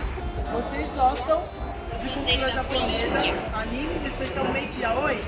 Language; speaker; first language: Portuguese; non-native, learner; Spanish